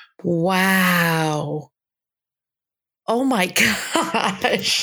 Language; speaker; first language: English; native; English